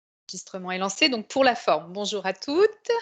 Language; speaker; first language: French; native; French